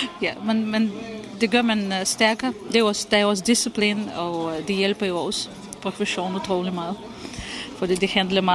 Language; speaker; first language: Danish; non-native, fluent; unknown